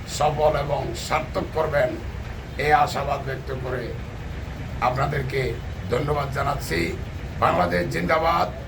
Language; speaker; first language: Bangla; native; Bangla